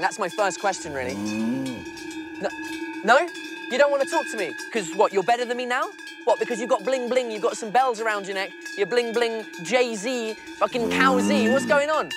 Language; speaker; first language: English; native; English